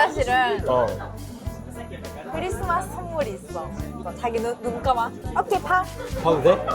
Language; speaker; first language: Korean; non-native, learner; Japanese